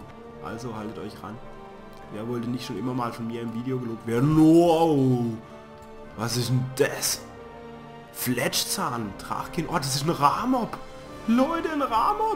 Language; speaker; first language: German; native; German